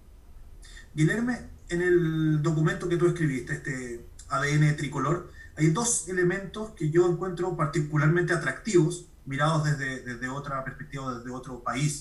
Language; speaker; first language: Spanish; native; Spanish